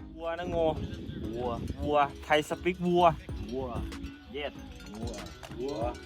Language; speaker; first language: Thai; non-native, learner; English